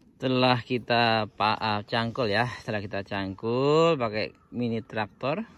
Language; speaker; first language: Indonesian; native; Indonesian